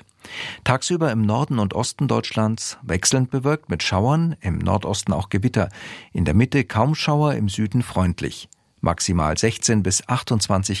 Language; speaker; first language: German; native; German